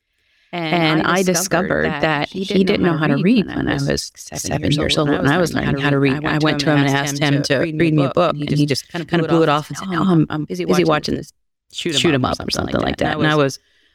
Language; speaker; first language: English; native; English